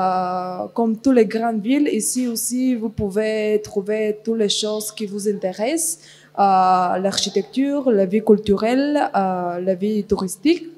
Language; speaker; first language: French; non-native, fluent; Bulgarian